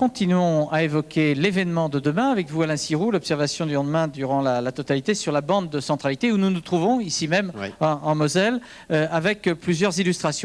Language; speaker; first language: French; native; French